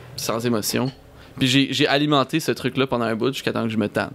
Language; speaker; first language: French; native; French